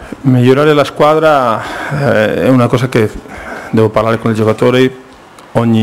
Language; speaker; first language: Italian; non-native, fluent; Spanish